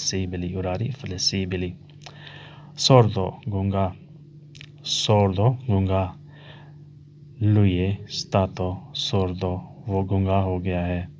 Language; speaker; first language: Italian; non-native, learner; Urdu